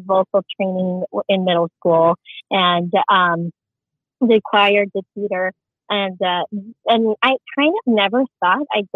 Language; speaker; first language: English; early bilingual, other home language; Filipino